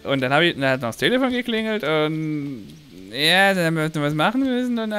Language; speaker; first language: German; native; German